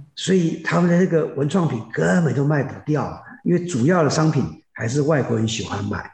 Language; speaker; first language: Chinese; native; Chinese